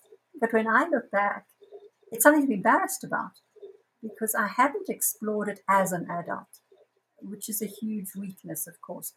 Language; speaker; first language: English; native; English